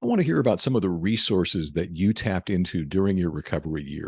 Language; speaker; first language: English; native; English